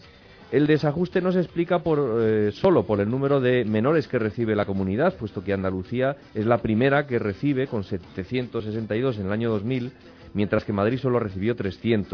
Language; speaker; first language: Spanish; native; Spanish